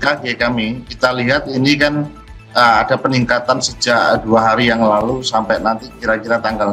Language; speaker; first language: Indonesian; native; Indonesian